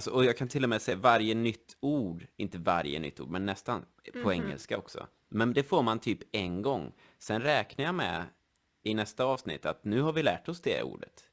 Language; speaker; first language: Swedish; native; Swedish